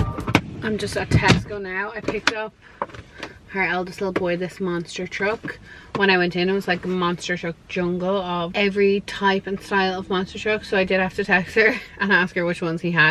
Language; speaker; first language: English; native; English